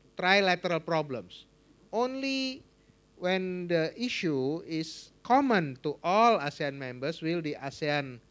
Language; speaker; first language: English; non-native, fluent; Indonesian